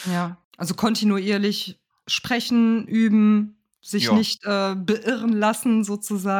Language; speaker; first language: German; native; German